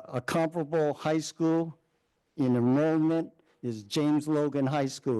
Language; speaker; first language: English; native; English